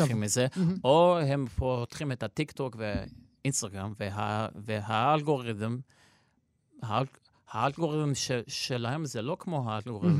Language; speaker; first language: Hebrew; non-native, local second language; Armenian